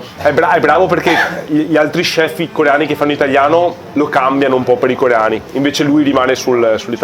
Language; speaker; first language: Italian; native; Italian